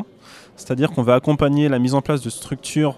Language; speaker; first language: French; native; French